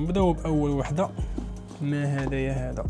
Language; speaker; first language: Arabic; native; Arabic